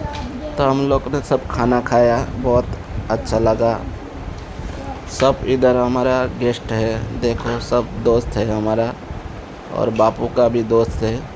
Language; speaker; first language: Hindi; non-native, local second language; Bangla